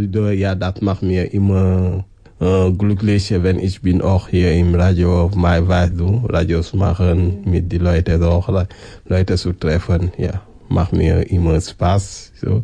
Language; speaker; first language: German; non-native, learner; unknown